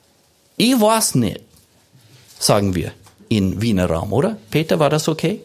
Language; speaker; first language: German; non-native, fluent; English